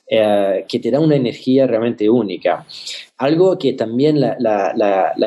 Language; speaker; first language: Spanish; non-native, fluent; French